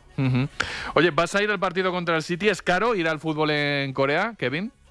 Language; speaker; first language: Spanish; native; Spanish